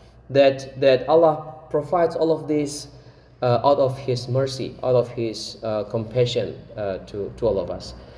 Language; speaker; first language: English; non-native, fluent; Achinese